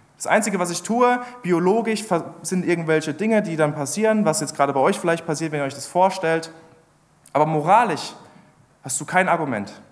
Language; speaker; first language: German; native; German